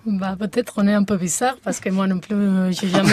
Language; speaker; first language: French; non-native, fluent; Spanish